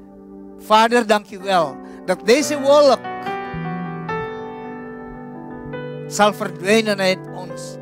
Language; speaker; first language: Dutch; non-native, fluent; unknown